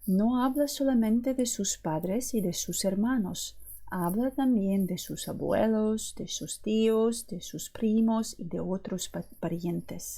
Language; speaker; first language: Spanish; non-native, fluent; Ukrainian